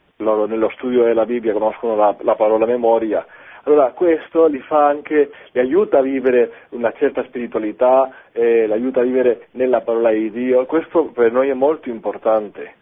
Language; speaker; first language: Italian; non-native, fluent; Spanish